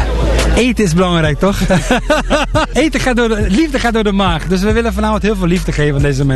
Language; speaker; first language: Dutch; native; Dutch